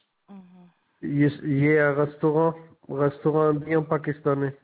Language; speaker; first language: French; non-native, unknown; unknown